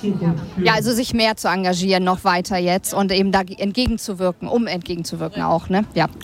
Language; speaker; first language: German; native; German